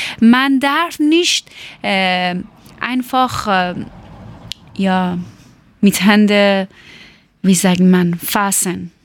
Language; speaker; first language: German; non-native, learner; Persian